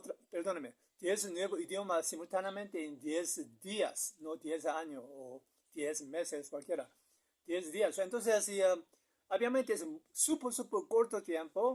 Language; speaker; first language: Spanish; non-native, learner; Korean